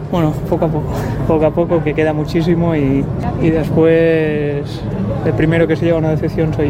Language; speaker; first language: Spanish; non-native, local second language; Catalan